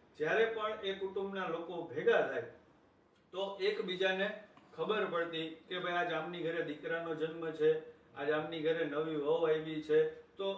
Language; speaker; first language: Gujarati; native; Gujarati